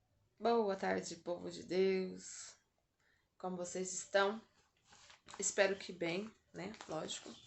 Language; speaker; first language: Portuguese; native; Portuguese